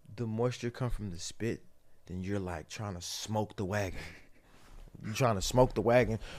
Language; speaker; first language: English; native; English